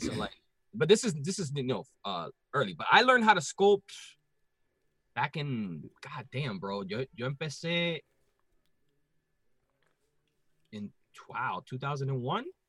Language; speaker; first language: English; non-native, local second language; Spanish